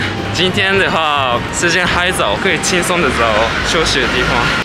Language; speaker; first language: Chinese; early bilingual, heritage; Japanese